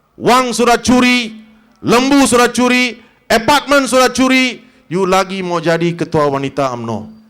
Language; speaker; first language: Malay; non-native, local second language; Tamil